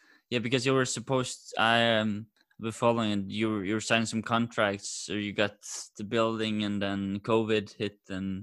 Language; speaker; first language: English; non-native, fluent; Norwegian